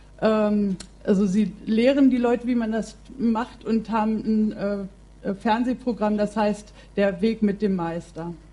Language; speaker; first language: German; native; German